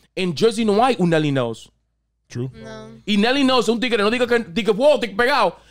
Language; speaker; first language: Spanish; native; Spanish